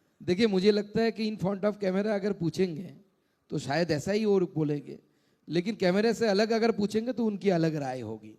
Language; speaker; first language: Hindi; non-native, local second language; Bangla